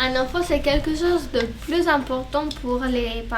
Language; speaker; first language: French; early bilingual, other home language; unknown